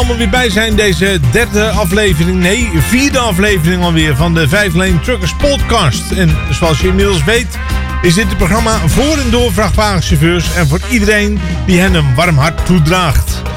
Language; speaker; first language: Dutch; native; Dutch